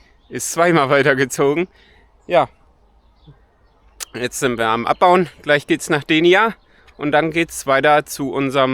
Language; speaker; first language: German; native; German